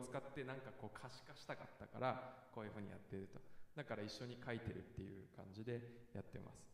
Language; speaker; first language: Japanese; native; Japanese